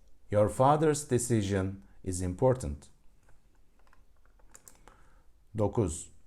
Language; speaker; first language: English; non-native, fluent; Turkish